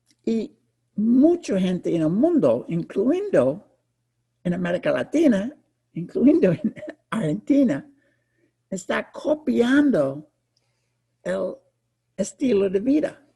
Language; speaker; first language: Spanish; non-native, fluent; English